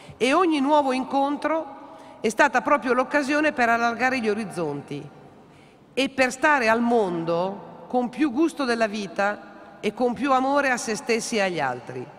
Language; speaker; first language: Italian; native; Italian